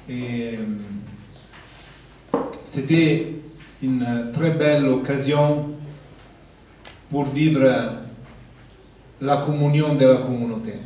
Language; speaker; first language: French; non-native, fluent; Italian